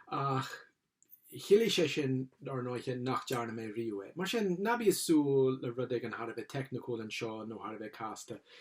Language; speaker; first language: Irish; non-native, local second language; English